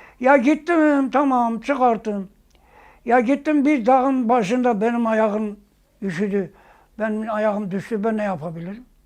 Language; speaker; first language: Turkish; non-native, local second language; Zaza